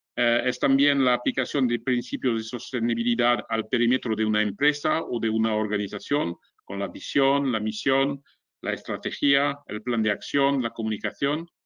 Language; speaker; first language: Spanish; non-native, fluent; French